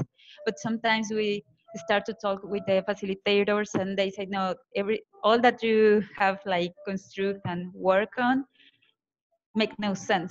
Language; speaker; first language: English; non-native, fluent; Spanish